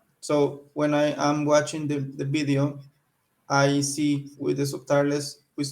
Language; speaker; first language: English; non-native, learner; Spanish